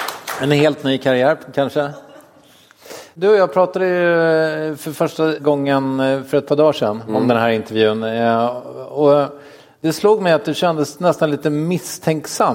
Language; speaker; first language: Swedish; native; Swedish